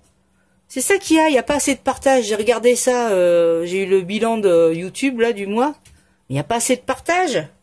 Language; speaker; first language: French; native; French